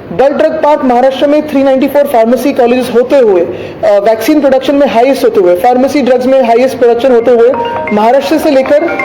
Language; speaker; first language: Hindi; non-native, local second language; Marathi